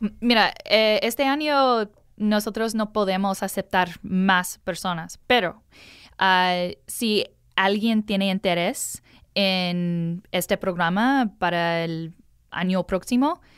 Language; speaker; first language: Spanish; non-native, learner; English